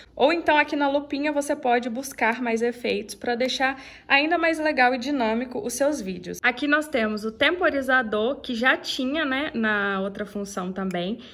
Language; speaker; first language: Portuguese; native; Portuguese